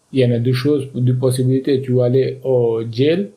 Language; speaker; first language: French; non-native, learner; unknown